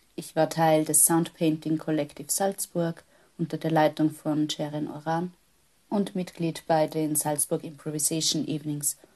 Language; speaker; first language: German; native; German